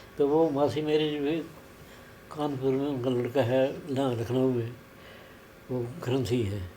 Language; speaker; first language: Urdu; non-native, local second language; Punjabi